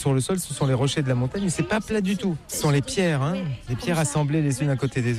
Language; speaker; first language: French; native; French